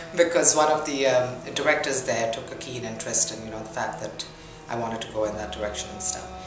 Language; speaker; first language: English; non-native, local second language; Urdu